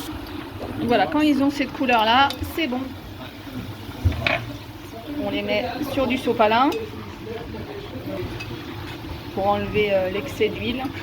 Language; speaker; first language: French; native; French